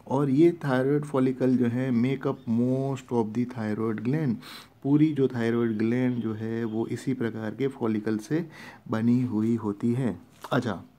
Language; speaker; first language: Hindi; non-native, local second language; Gujarati